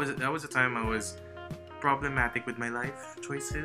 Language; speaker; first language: English; non-native, local second language; Filipino